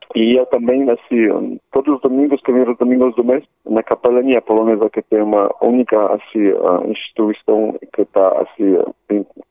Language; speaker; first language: Portuguese; non-native, fluent; Polish